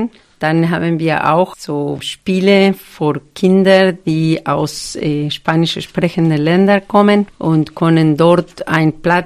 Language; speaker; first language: German; non-native, fluent; Spanish